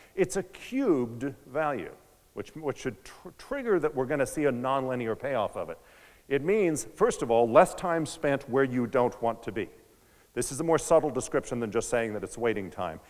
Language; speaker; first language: English; native; English